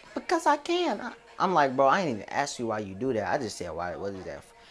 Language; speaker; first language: English; native; English